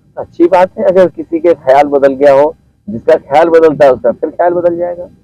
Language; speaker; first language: Hindi; native; Hindi